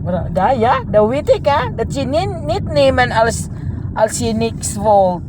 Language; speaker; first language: Dutch; non-native, learner; Filipino